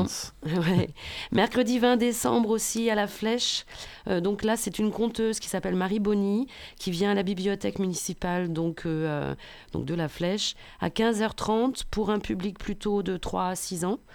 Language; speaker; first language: French; native; French